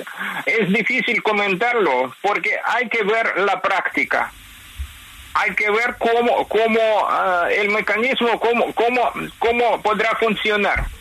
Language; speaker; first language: Spanish; non-native, fluent; Ukrainian